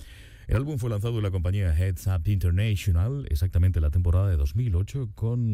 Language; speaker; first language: Spanish; native; Spanish